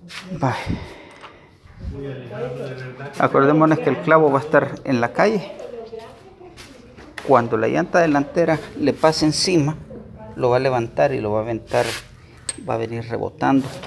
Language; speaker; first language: Spanish; native; Spanish